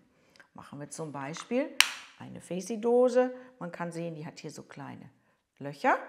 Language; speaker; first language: German; native; German